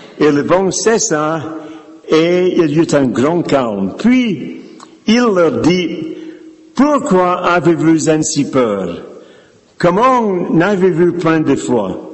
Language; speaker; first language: French; non-native, fluent; English